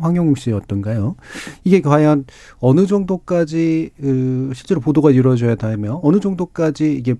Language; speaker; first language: Korean; native; Korean